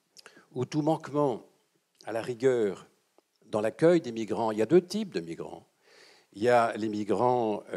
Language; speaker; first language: French; native; French